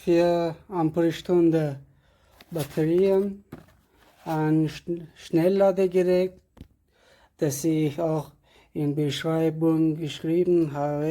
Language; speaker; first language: German; non-native, learner; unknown